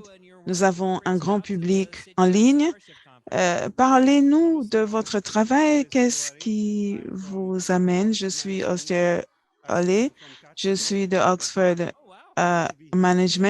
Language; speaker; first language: French; non-native, fluent; English